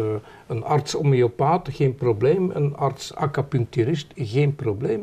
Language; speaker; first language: Dutch; native; Dutch